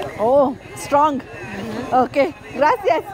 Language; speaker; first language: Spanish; non-native, learner; Kannada